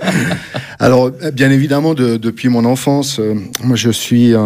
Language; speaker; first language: French; native; French